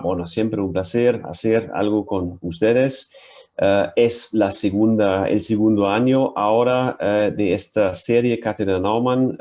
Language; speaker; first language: Spanish; non-native, fluent; German